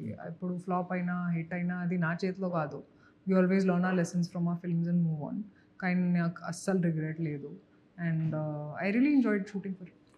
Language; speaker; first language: Telugu; non-native, fluent; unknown